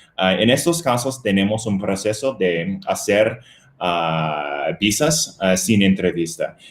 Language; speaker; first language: Spanish; non-native, fluent; English